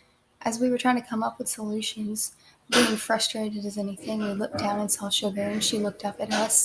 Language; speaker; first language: English; native; English